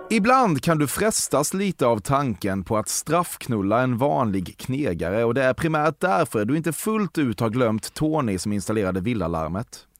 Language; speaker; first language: Swedish; native; Swedish